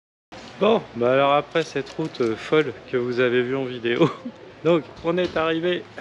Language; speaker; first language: French; native; French